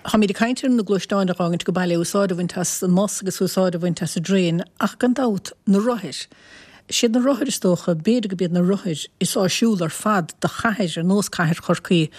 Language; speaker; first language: Irish; native; Irish